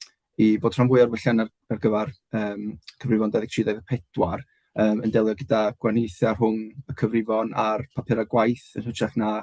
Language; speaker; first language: Welsh; native; Welsh